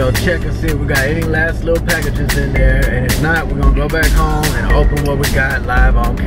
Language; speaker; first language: English; native; English